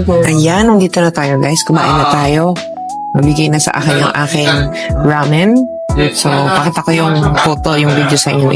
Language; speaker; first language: Filipino; native; Filipino